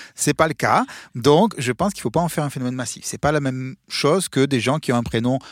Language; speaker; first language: French; native; French